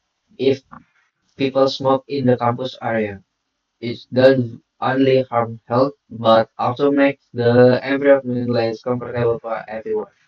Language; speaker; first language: English; non-native, learner; Indonesian